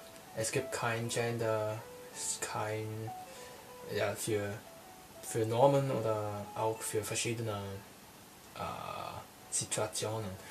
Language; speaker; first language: German; non-native, learner; Cantonese